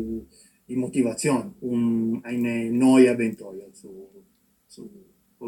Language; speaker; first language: German; non-native, fluent; Italian